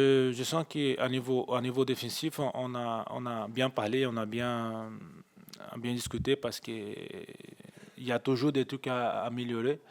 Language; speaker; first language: French; non-native, fluent; Portuguese